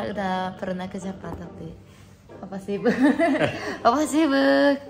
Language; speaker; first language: Indonesian; non-native, fluent; Japanese